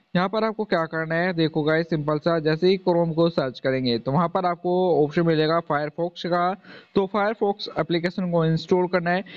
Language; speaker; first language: Hindi; native; Hindi